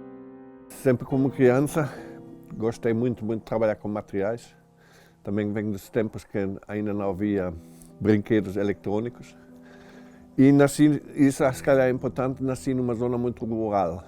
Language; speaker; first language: Portuguese; non-native, fluent; German